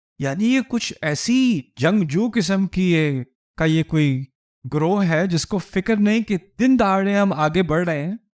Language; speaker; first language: Urdu; early bilingual, heritage; Urdu